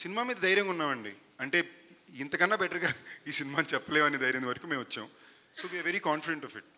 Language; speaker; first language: Telugu; native; Telugu